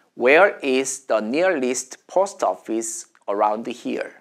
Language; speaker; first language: English; non-native, fluent; Korean